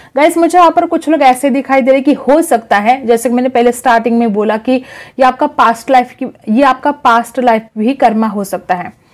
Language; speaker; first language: Hindi; non-native, local second language; Marathi